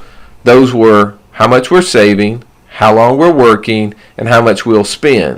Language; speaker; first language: English; native; English